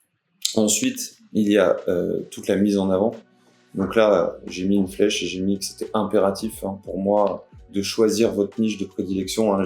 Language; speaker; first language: French; native; French